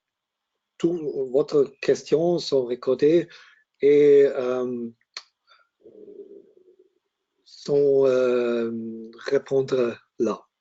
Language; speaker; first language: French; non-native, learner; German